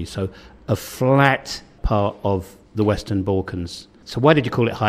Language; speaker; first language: English; native; English